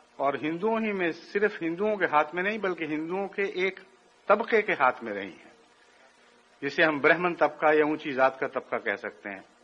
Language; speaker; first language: Urdu; native; Urdu